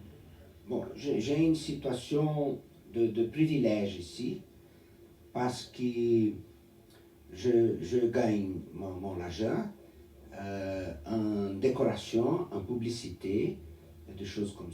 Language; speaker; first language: French; non-native, learner; Portuguese